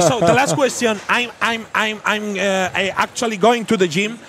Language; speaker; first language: English; non-native, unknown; Spanish